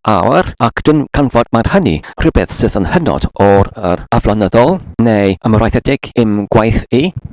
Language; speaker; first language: Welsh; non-native, learner; English